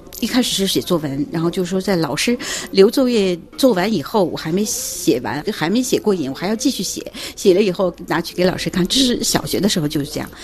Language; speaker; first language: Chinese; native; Chinese